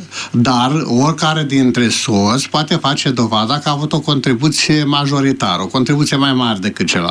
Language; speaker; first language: Romanian; native; Romanian